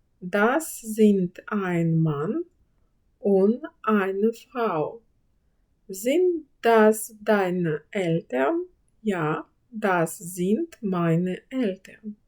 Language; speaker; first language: German; non-native, fluent; Ukrainian